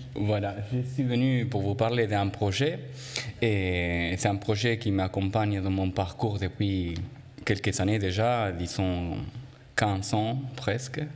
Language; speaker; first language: French; non-native, fluent; Spanish